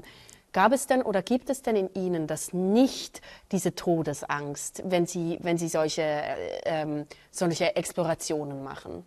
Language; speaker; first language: German; native; German